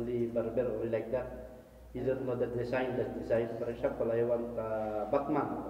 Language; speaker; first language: English; non-native, local second language; Filipino